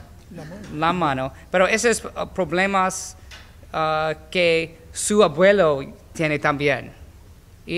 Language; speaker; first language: Spanish; non-native, learner; English